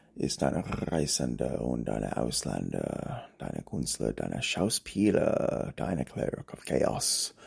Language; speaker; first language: German; non-native, learner; English